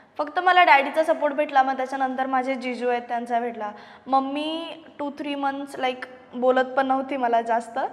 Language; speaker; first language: Marathi; non-native, local second language; Malayalam